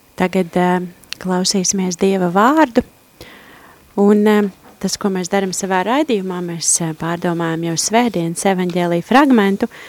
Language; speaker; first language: Latvian; native; Latvian